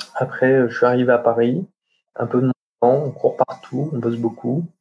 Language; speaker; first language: French; native; French